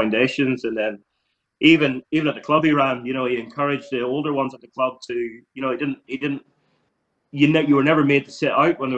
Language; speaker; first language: English; native; English